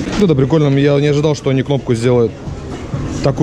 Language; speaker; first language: Russian; native; Russian